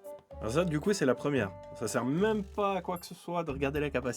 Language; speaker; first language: French; native; French